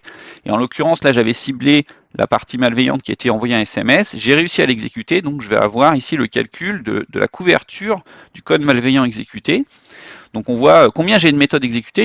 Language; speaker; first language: French; native; French